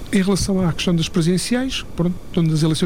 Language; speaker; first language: Portuguese; native; Portuguese